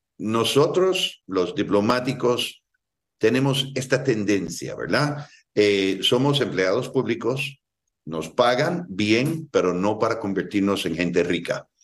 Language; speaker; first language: Spanish; non-native, fluent; English